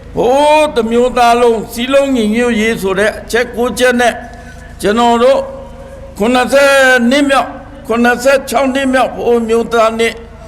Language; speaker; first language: Burmese; non-native, local second language; Pa'o Karen